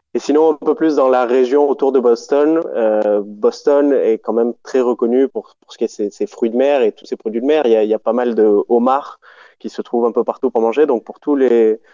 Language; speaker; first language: French; native; French